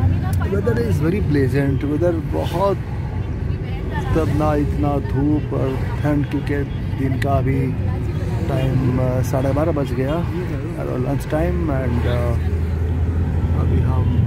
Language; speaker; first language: Hindi; native; Hindi